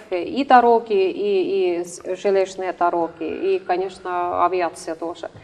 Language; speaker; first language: Russian; non-native, local second language; Estonian